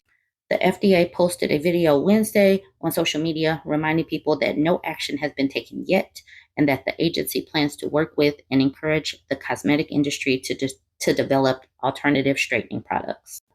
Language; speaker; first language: English; native; English